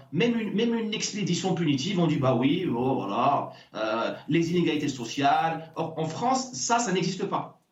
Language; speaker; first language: French; non-native, local second language; Arabic